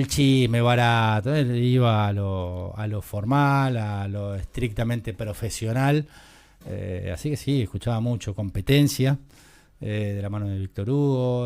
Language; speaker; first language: Spanish; native; Spanish